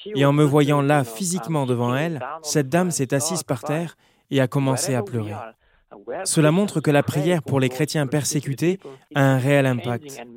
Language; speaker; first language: French; non-native, fluent; Korean